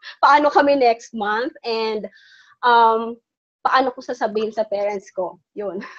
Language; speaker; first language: Filipino; non-native, local second language; Cebuano